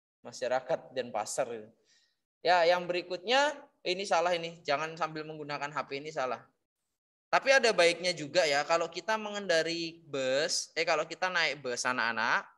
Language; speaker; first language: Indonesian; native; Indonesian